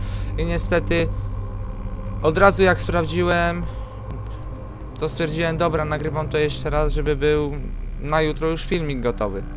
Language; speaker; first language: Polish; native; Polish